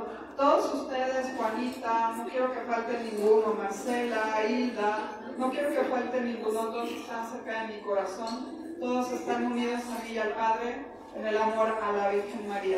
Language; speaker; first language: Spanish; native; Spanish